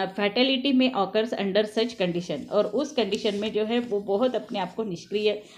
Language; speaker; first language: Hindi; non-native, local second language; Marathi